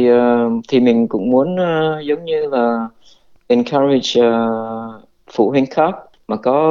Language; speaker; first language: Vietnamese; early bilingual, heritage; Vietnamese